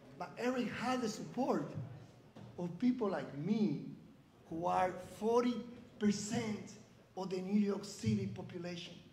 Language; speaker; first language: English; non-native, fluent; Spanish